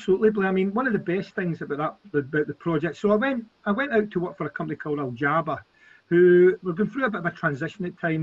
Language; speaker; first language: English; native; English